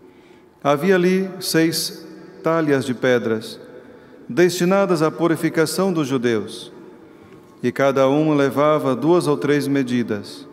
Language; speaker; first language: Portuguese; native; Portuguese